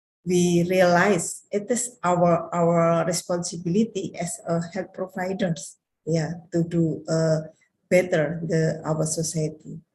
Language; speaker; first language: English; non-native, learner; Indonesian